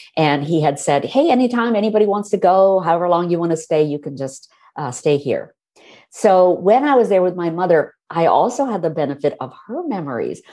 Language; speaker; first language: English; early bilingual, other home language; Hindi